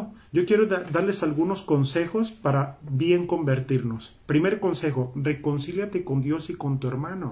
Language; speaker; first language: Spanish; native; Spanish